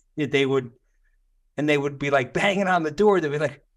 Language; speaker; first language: English; native; English